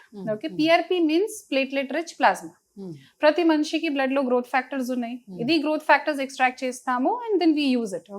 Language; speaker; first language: Telugu; non-native, fluent; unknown